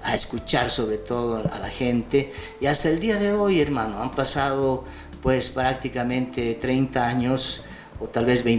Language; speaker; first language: Spanish; native; Spanish